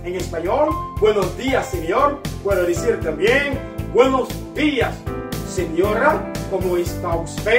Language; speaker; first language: Spanish; non-native, fluent; Haitian Creole